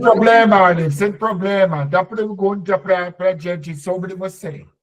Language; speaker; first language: Portuguese; non-native, learner; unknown